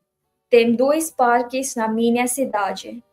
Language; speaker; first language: Portuguese; non-native, learner; English